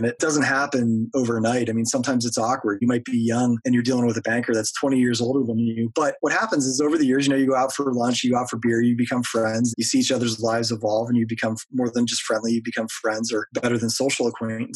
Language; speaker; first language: English; native; English